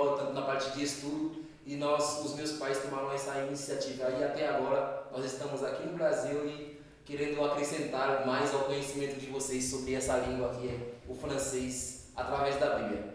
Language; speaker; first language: Portuguese; non-native, fluent; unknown